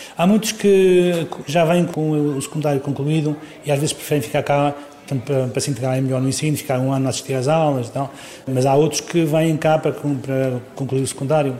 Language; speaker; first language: Portuguese; native; Portuguese